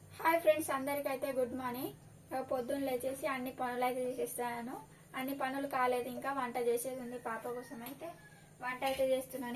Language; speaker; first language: Telugu; non-native, local second language; Lambadi